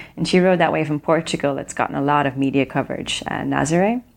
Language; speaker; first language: English; native; English